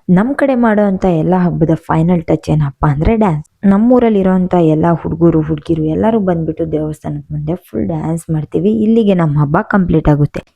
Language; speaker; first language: Kannada; non-native, local second language; Lambadi